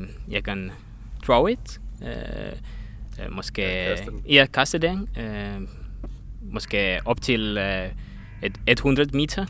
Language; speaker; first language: Danish; non-native, learner; Estonian